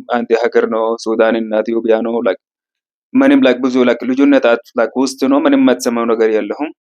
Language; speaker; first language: Amharic; non-native, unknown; Arabic